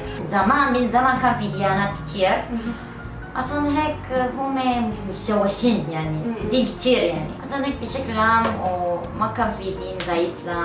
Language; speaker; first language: Arabic; non-native, learner; Korean